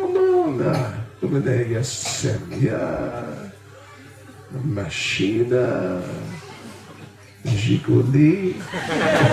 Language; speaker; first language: Russian; non-native, learner; English